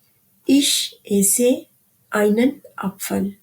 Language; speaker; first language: German; non-native, fluent; Urdu